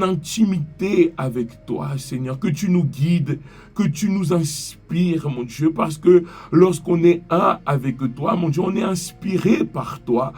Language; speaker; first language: French; native; French